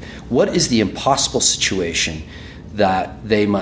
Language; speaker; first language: English; early bilingual, other home language; German